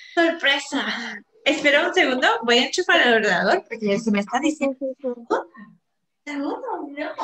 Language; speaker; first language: Spanish; non-native, fluent; English